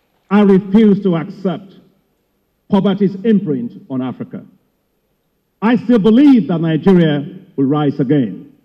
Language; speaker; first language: English; non-native, local second language; Yoruba